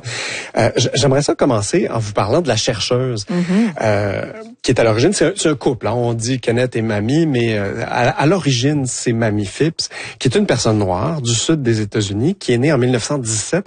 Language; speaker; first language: French; native; French